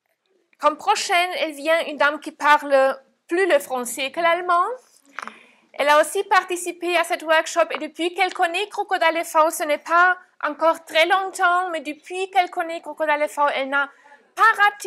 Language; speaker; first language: French; non-native, fluent; German